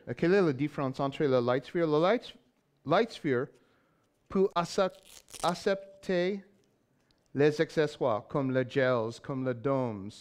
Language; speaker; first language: French; non-native, learner; English